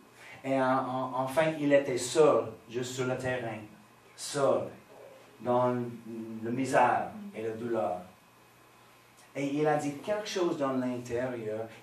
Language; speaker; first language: French; non-native, fluent; English